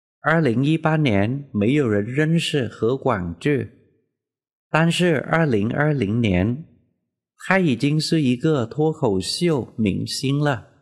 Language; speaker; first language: Chinese; non-native, fluent; Vietnamese